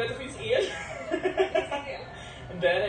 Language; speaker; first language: Swedish; non-native, fluent; Arabic